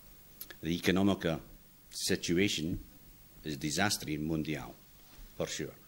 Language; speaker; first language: English; non-native, learner; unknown